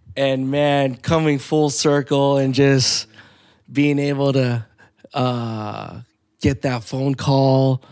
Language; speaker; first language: English; early bilingual, other home language; Filipino